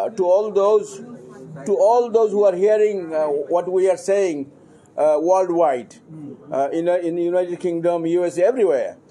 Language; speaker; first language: English; non-native, local second language; Bangla